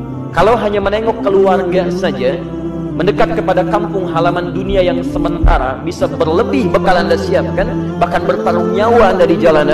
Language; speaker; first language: Indonesian; native; Indonesian